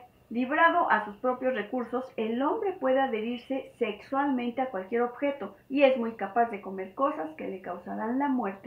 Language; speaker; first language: Spanish; native; Spanish